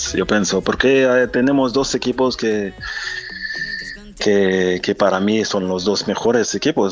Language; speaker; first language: Spanish; non-native, fluent; French